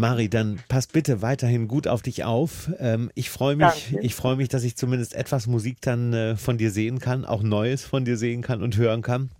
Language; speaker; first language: German; native; German